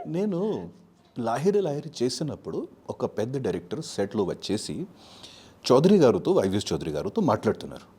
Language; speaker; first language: Telugu; non-native, fluent; Hindi